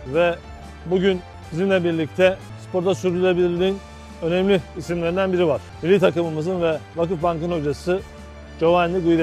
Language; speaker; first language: Turkish; native; Turkish